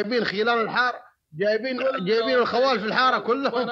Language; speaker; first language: Arabic; native; Arabic